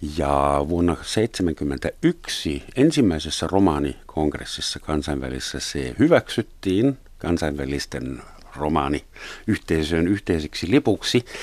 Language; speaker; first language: Finnish; non-native, fluent; German